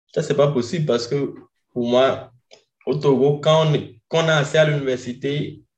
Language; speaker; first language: French; non-native, local second language; Ewe